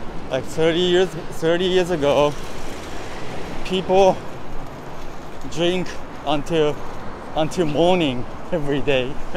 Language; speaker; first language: English; non-native, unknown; Japanese